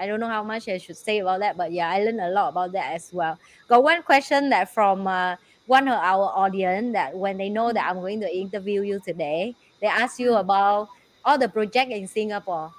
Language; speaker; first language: English; non-native, fluent; Vietnamese